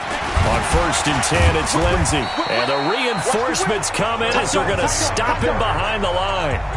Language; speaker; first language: English; native; English